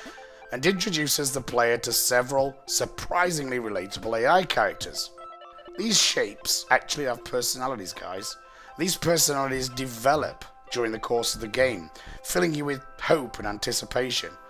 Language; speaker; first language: English; native; English